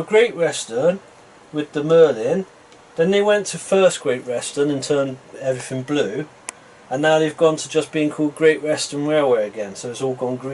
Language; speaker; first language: English; native; English